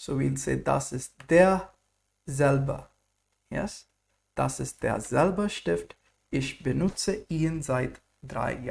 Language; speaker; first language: German; non-native, fluent; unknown